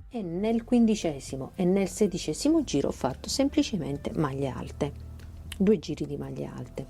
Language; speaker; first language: Italian; native; Italian